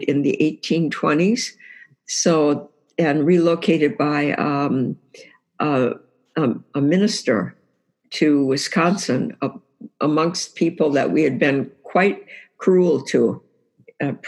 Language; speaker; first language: English; native; English